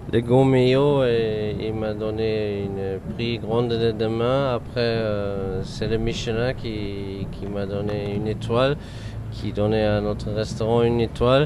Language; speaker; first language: French; non-native, fluent; German